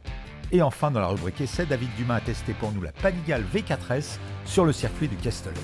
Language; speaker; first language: French; native; French